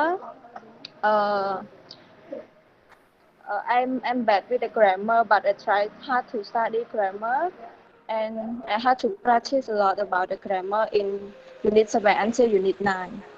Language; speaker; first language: English; non-native, learner; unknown